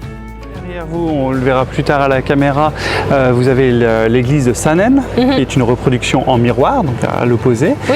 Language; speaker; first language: French; native; French